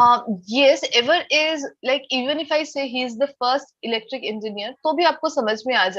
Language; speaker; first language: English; non-native, local second language; Hindi